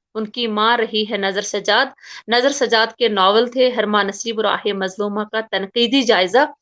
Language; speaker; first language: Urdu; non-native, local second language; Kashmiri